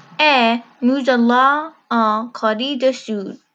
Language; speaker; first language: French; non-native, learner; English